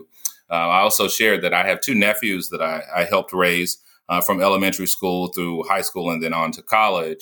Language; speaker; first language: English; native; English